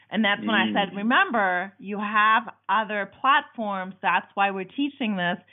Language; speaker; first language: English; non-native, fluent; German